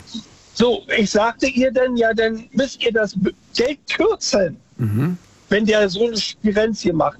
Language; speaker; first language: German; native; German